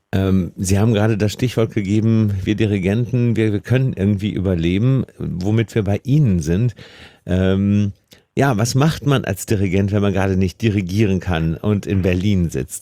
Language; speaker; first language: German; native; German